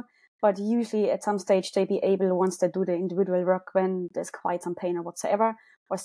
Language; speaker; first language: English; non-native, fluent; German